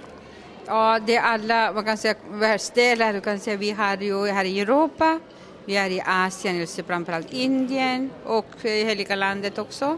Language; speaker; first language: Swedish; non-native, local second language; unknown